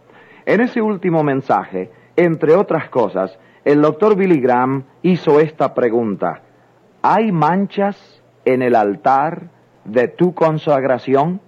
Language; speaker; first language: Spanish; native; Spanish